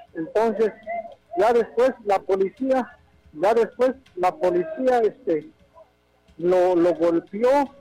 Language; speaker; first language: Spanish; non-native, local second language; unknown